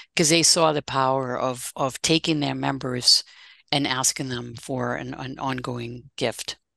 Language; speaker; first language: English; non-native, fluent; Dutch